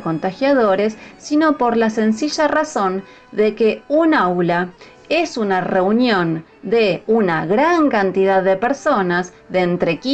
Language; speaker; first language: Spanish; native; Spanish